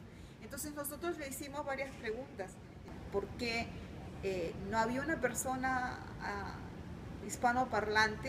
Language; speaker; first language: Spanish; early bilingual, heritage; Spanish